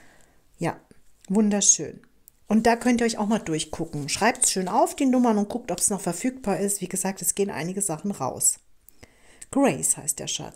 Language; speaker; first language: German; native; German